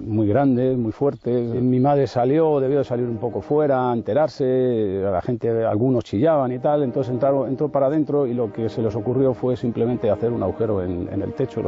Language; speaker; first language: Spanish; native; Spanish